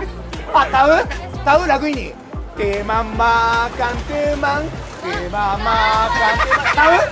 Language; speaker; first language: Indonesian; non-native, fluent; Japanese